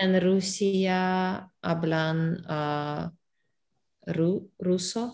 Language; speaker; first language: Spanish; non-native, learner; Russian